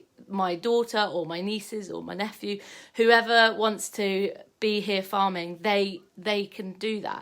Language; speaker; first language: English; native; English